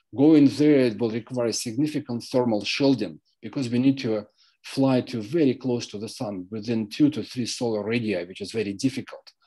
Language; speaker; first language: English; non-native, fluent; Russian